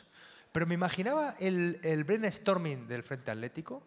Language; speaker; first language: Spanish; native; Spanish